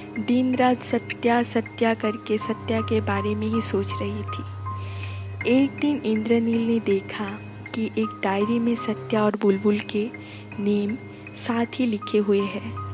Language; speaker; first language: Hindi; non-native, local second language; Bangla